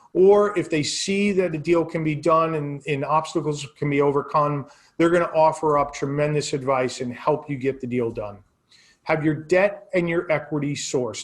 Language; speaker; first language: English; native; English